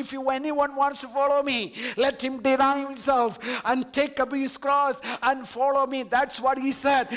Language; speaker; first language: English; non-native, local second language; Malayalam